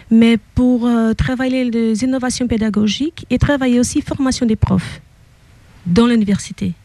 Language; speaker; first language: French; non-native, fluent; Portuguese